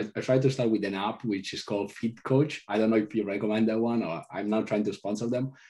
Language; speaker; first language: English; non-native, fluent; Italian